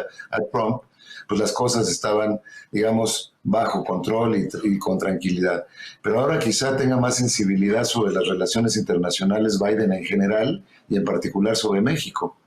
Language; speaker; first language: Spanish; native; Spanish